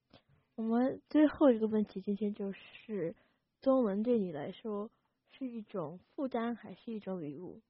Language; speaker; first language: Chinese; early bilingual, heritage; Chinese